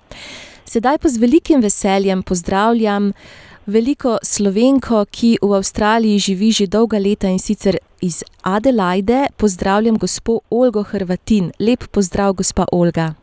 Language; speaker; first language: Slovenian; native; Slovenian